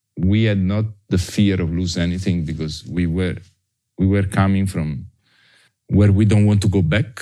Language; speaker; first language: English; non-native, fluent; Italian